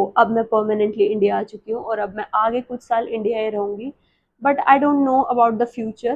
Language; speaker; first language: Hindi; native; Hindi